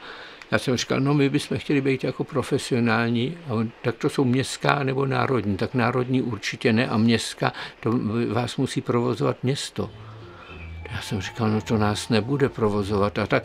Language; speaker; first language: Czech; native; Czech